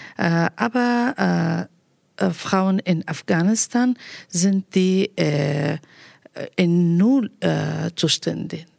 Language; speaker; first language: German; non-native, learner; Persian